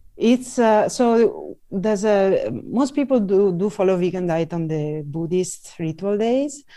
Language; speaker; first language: English; non-native, fluent; Italian